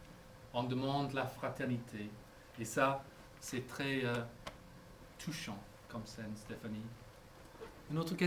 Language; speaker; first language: French; non-native, fluent; English